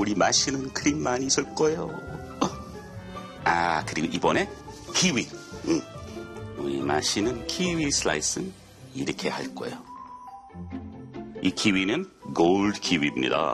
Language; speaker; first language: Korean; non-native, fluent; English